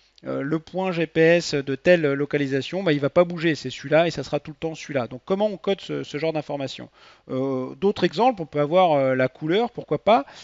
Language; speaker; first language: French; native; French